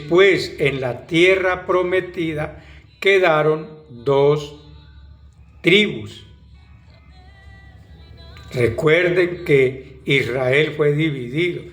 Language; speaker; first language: Spanish; native; Spanish